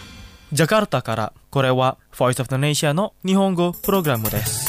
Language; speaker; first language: Japanese; non-native, fluent; Indonesian